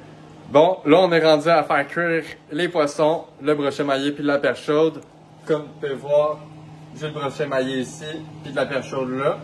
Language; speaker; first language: French; native; French